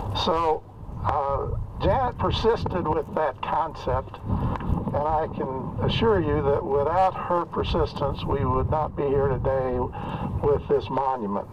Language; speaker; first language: English; native; English